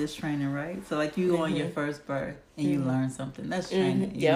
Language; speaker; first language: English; native; English